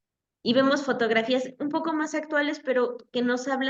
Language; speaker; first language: Spanish; native; Spanish